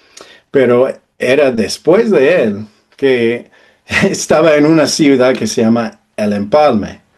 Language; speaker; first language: Spanish; non-native, fluent; English